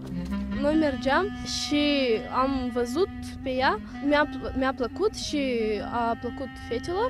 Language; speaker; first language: Romanian; non-native, local second language; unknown